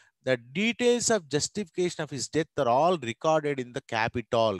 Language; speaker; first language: English; non-native, local second language; Telugu